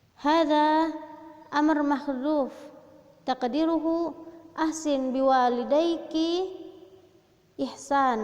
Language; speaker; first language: Arabic; non-native, fluent; Indonesian